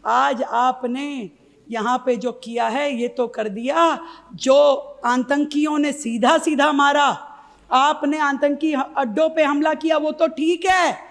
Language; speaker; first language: Hindi; native; Hindi